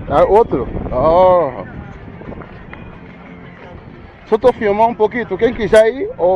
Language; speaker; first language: Portuguese; non-native, learner; English